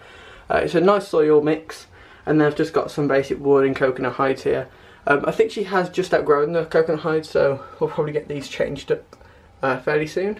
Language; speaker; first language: English; native; English